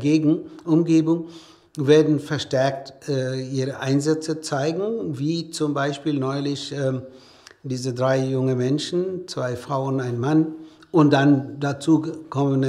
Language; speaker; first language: German; non-native, fluent; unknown